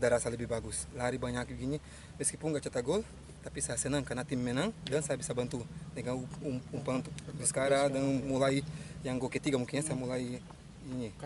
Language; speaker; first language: Indonesian; non-native, fluent; Portuguese